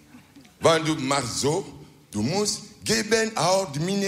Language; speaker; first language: Dutch; non-native, learner; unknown